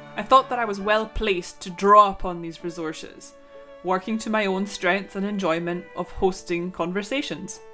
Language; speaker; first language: English; non-native, local second language; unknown